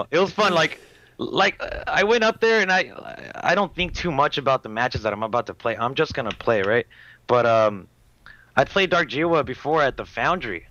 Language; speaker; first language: English; native; English